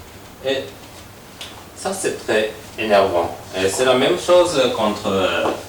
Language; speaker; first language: French; non-native, fluent; Japanese